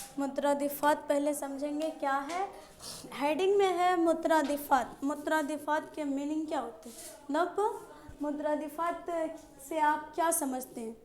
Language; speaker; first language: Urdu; native; Urdu